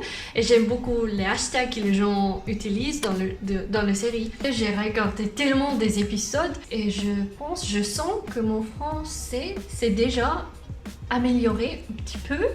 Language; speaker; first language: French; non-native, learner; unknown